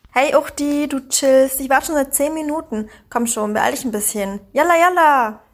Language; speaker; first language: German; early bilingual, other home language; Persian